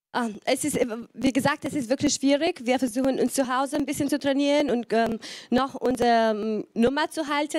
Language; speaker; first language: German; non-native, fluent; Albanian